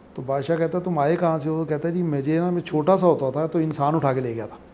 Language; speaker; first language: Urdu; non-native, local second language; Punjabi